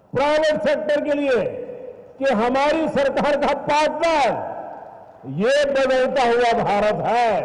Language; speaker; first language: Hindi; non-native, local second language; Gujarati